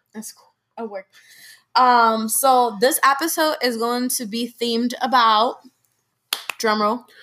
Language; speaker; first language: English; non-native, local second language; Spanish